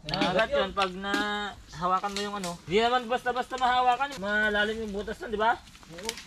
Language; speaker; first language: Filipino; native; Filipino